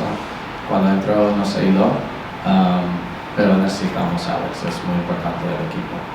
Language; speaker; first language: Spanish; non-native, learner; English